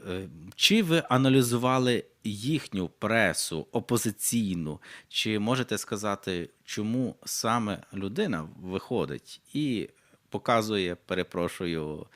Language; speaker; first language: Ukrainian; native; Ukrainian